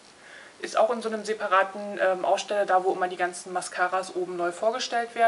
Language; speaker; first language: German; native; German